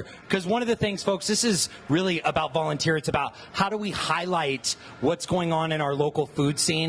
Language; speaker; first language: English; native; English